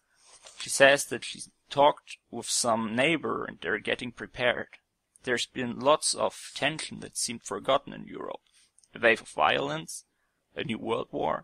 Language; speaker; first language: English; non-native, fluent; German